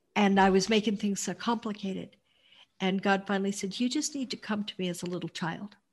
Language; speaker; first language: English; native; English